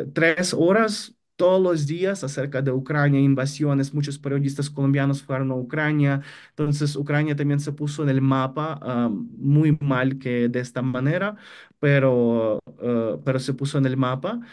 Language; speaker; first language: Spanish; non-native, fluent; Ukrainian